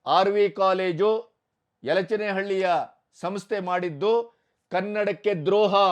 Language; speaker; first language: Kannada; native; Kannada